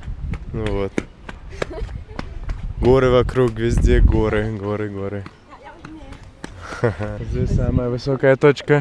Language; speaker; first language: Russian; non-native, fluent; English